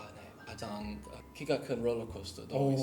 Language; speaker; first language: Korean; non-native, learner; English